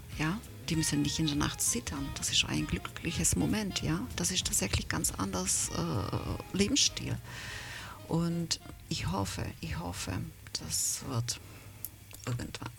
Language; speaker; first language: German; non-native, fluent; Ukrainian